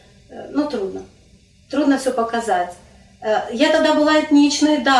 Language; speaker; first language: Russian; non-native, local second language; Crimean Tatar